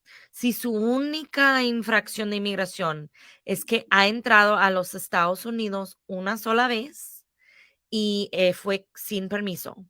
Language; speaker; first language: Spanish; non-native, fluent; English